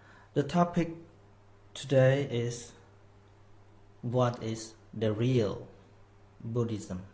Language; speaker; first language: English; non-native, fluent; Khmer